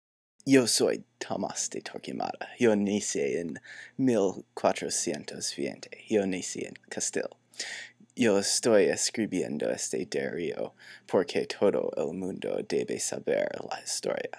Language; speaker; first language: Spanish; non-native, learner; English